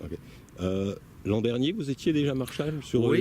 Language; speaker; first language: French; native; French